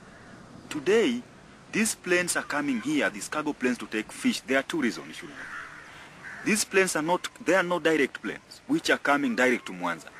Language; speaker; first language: English; non-native, local second language; Swahili